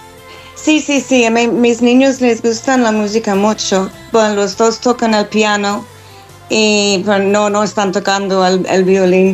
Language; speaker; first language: Spanish; non-native, learner; English